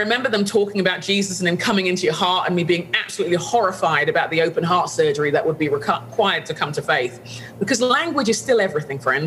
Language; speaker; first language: English; native; English